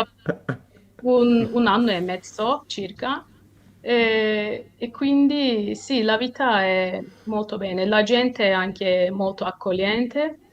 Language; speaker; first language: Italian; non-native, fluent; Turkish